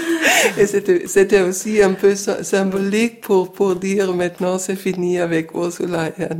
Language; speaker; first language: French; non-native, fluent; German